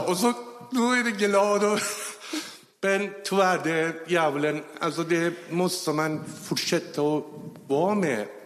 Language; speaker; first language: Swedish; non-native, fluent; Persian